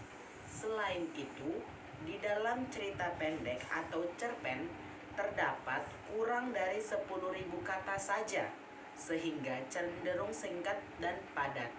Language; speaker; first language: Indonesian; native; Indonesian